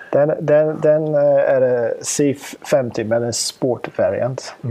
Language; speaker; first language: Swedish; non-native, fluent; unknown